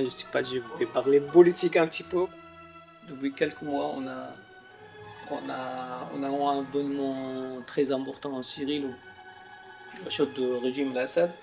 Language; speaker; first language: French; non-native, fluent; Arabic